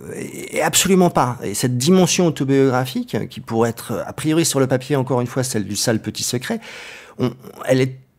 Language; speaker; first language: French; native; French